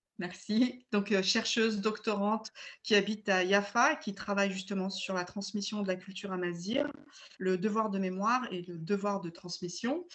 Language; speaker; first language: French; early bilingual, other home language; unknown